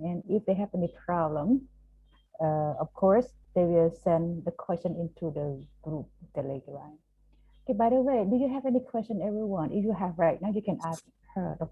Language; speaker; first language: English; non-native, fluent; Khmer